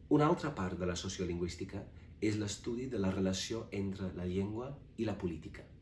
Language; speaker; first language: Catalan; non-native, fluent; English